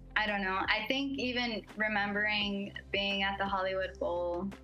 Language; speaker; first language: English; native; English